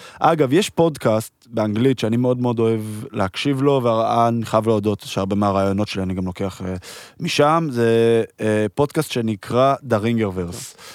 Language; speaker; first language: Hebrew; early bilingual, heritage; Hebrew